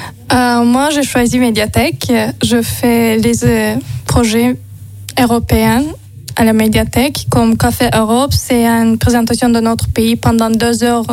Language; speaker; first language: French; non-native, learner; Azerbaijani